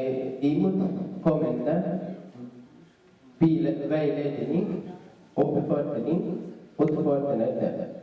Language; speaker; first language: Norwegian; non-native, learner; Oromo